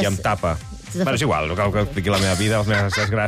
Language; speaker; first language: Catalan; native; Catalan